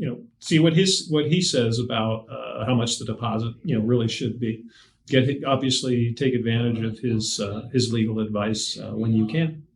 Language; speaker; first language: English; native; English